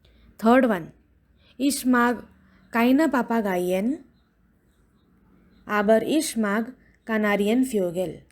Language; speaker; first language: German; non-native, fluent; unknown